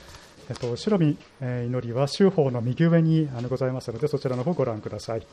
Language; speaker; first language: Japanese; native; Japanese